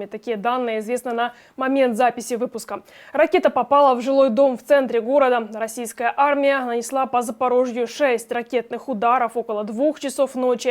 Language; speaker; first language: Russian; native; Russian